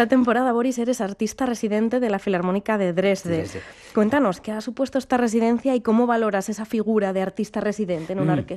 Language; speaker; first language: Spanish; native; Spanish